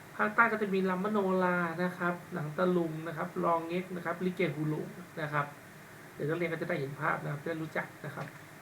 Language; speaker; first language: Thai; native; Thai